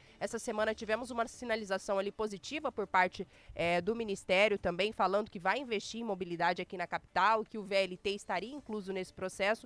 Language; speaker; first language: Portuguese; native; Portuguese